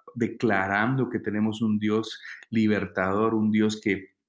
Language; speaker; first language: Spanish; native; Spanish